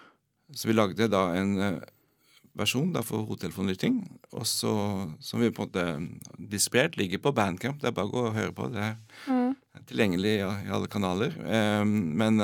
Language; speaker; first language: Norwegian; native; Norwegian